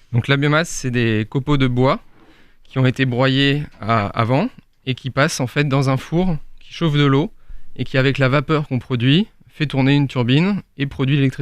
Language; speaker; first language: French; native; French